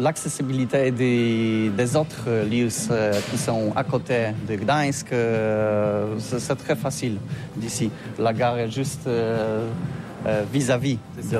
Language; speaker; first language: French; non-native, learner; Polish